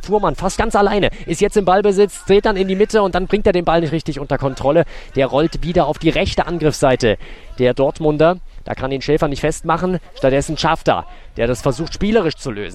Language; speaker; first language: German; native; German